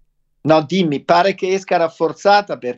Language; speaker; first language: Italian; native; Italian